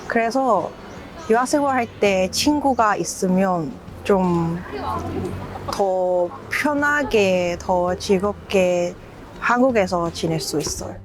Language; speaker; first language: Korean; non-native, learner; Cantonese